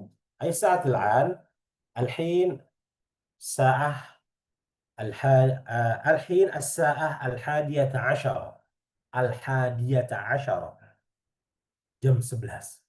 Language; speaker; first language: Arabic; non-native, fluent; Indonesian